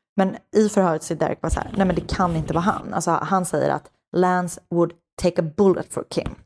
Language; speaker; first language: Swedish; native; Swedish